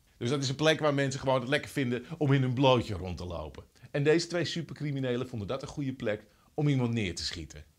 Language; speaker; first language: Dutch; native; Dutch